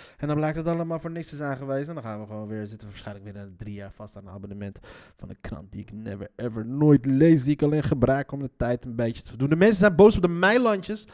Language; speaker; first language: Dutch; early bilingual, other home language; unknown